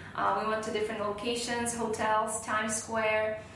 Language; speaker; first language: English; non-native, fluent; Slovak